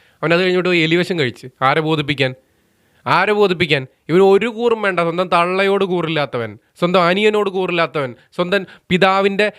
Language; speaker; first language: Malayalam; native; Malayalam